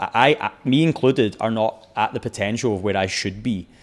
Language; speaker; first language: English; native; English